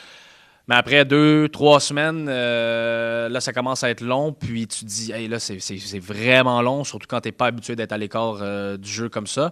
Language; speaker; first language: French; native; French